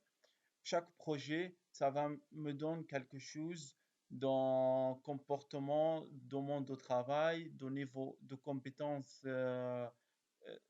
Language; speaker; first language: French; non-native, learner; Arabic